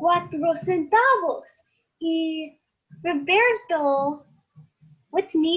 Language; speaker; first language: Spanish; non-native, learner; English